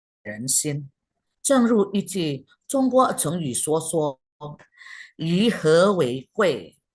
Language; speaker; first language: Chinese; non-native, fluent; Indonesian